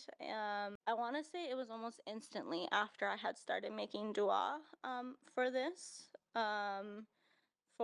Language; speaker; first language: English; native; English